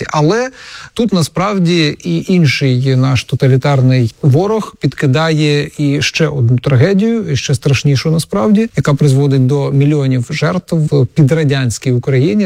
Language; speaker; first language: Ukrainian; native; Ukrainian